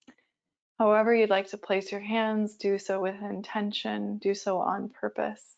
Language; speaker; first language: English; native; English